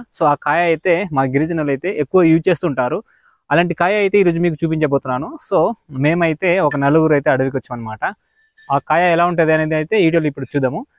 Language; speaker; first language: Telugu; non-native, local second language; Odia